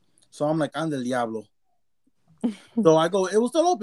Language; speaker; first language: English; early bilingual, other home language; Spanish